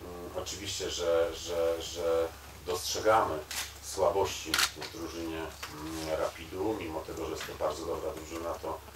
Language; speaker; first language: Polish; native; Polish